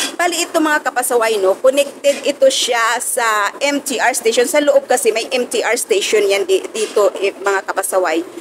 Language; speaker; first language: Filipino; non-native, local second language; Hiligaynon